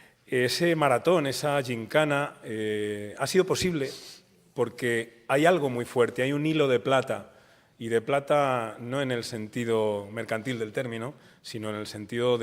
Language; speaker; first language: Spanish; native; Spanish